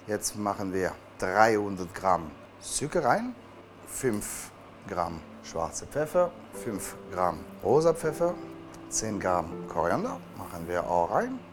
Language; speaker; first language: German; non-native, learner; French